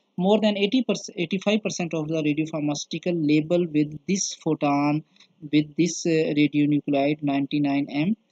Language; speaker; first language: English; non-native, local second language; Urdu